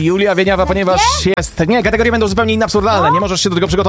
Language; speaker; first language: Polish; native; Polish